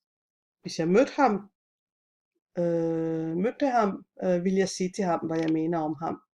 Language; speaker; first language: Danish; non-native, fluent; Italian